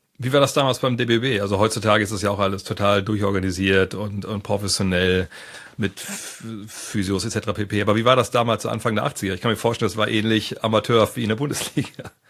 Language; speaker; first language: German; native; German